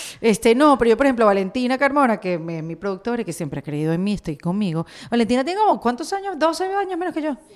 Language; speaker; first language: Spanish; native; Spanish